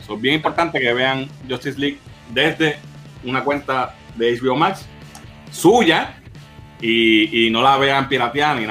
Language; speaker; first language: Spanish; native; Spanish